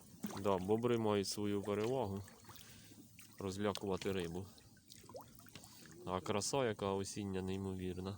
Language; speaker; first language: Ukrainian; native; Ukrainian